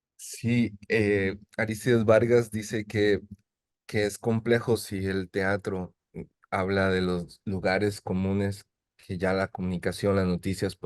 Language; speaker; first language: Spanish; native; Spanish